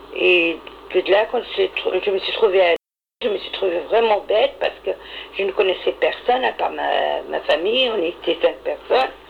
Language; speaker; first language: French; non-native, local second language; Arabic